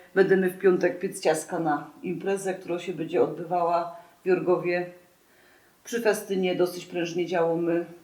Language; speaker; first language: Polish; native; Polish